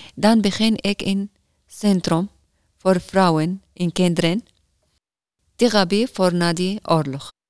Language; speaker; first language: Dutch; non-native, learner; Arabic